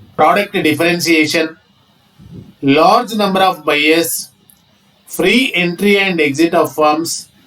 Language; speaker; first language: English; non-native, local second language; Telugu